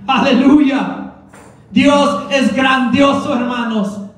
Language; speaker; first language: Spanish; early bilingual, heritage; Spanish